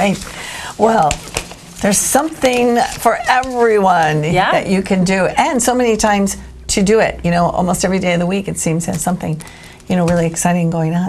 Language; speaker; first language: English; native; English